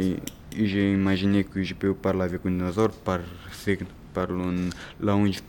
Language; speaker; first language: French; non-native, learner; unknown